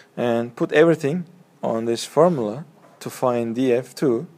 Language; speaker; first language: English; non-native, fluent; Turkish